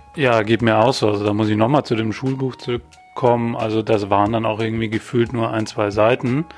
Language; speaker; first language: German; native; German